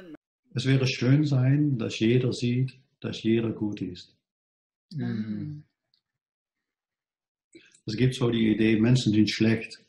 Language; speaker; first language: German; non-native, fluent; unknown